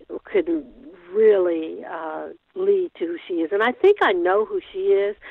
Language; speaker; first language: English; native; English